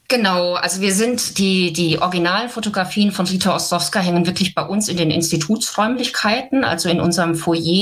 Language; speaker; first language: German; native; German